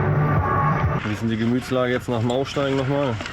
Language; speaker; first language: German; native; German